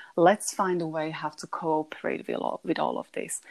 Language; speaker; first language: English; non-native, fluent; Slovak